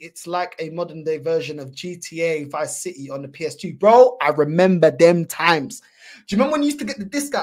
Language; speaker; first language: English; early bilingual, other home language; Portuguese